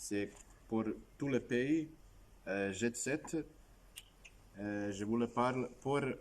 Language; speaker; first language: French; non-native, learner; Russian